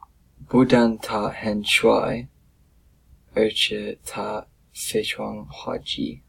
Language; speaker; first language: Chinese; non-native, learner; English